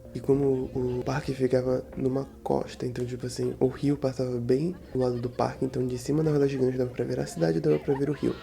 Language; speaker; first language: Portuguese; native; Portuguese